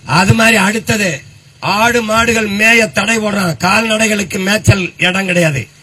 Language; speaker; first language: Tamil; native; Tamil